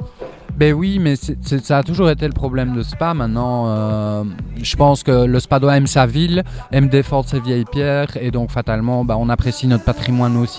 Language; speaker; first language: French; native; French